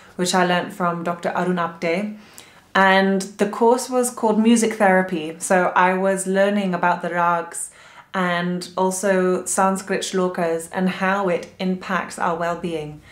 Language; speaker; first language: English; native; English